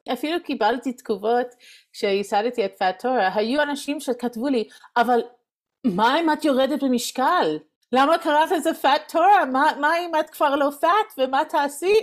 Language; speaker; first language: Hebrew; non-native, fluent; English